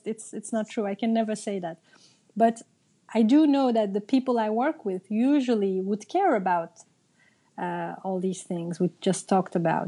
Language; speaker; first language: English; non-native, fluent; Turkish